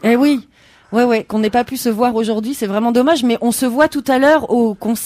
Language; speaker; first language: French; native; French